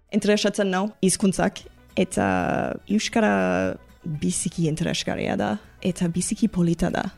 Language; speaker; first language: Basque; non-native, learner; English